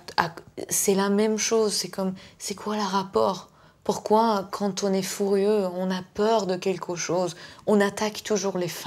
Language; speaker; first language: French; non-native, fluent; Persian